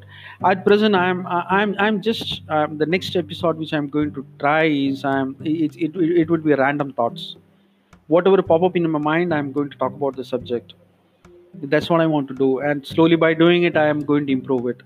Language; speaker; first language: English; non-native, local second language; Malayalam